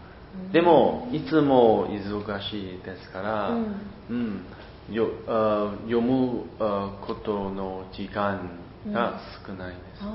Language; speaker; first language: Japanese; non-native, learner; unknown